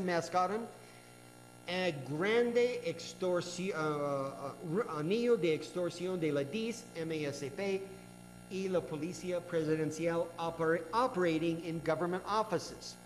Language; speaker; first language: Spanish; non-native, learner; English